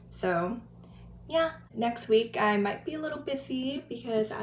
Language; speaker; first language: English; native; English